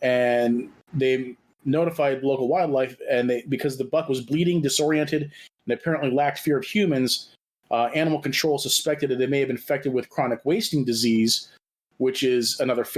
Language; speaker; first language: English; native; English